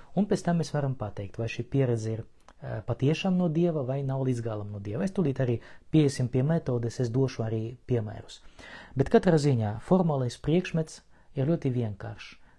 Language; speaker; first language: Latvian; non-native, local second language; Russian